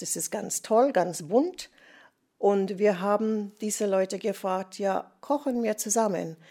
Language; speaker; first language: German; non-native, fluent; English